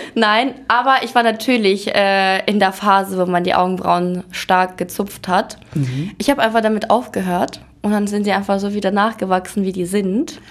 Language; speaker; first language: German; early bilingual, other home language; Ukrainian